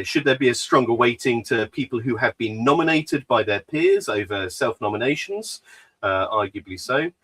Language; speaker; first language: English; native; English